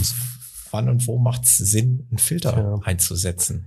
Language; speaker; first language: German; native; German